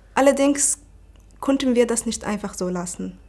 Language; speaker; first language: German; non-native, fluent; Arabic